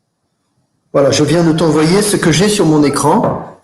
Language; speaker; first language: French; native; French